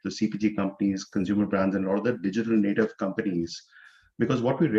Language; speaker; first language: English; non-native, local second language; Hindi